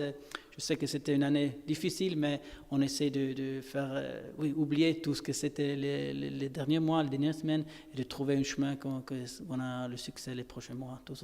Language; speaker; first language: French; non-native, fluent; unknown